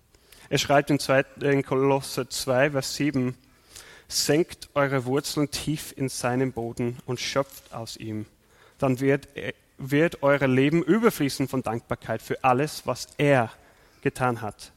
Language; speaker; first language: German; non-native, fluent; English